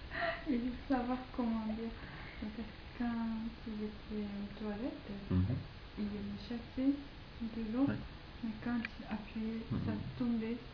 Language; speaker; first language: French; non-native, learner; Japanese